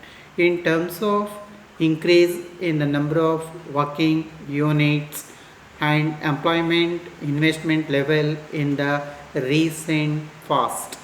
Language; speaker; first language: English; non-native, local second language; Kannada